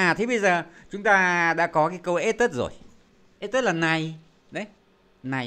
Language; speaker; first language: Vietnamese; native; Vietnamese